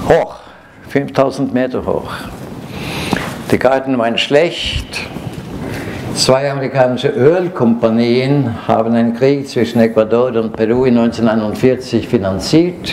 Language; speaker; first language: German; non-native, fluent; Norwegian